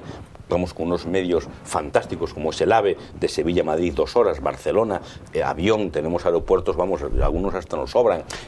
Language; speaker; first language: Spanish; native; Spanish